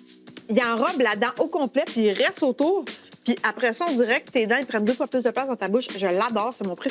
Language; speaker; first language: French; native; French